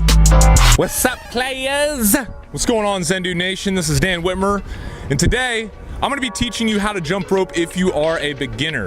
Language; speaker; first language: English; native; English